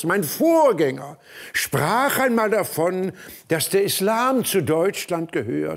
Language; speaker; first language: German; native; German